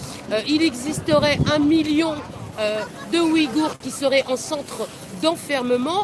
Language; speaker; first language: French; native; French